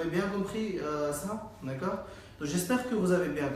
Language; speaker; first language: French; non-native, fluent; Bangla